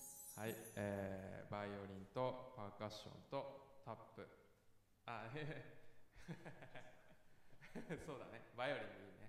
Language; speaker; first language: Japanese; native; Japanese